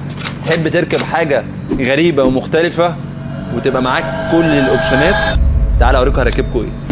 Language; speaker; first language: Arabic; native; Arabic